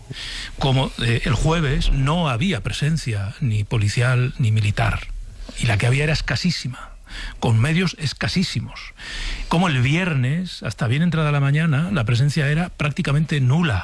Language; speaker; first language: Spanish; native; Spanish